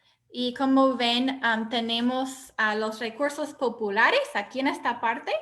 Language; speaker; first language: Spanish; non-native, fluent; English